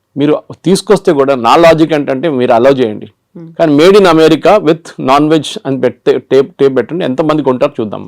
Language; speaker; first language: Telugu; non-native, local second language; Malayalam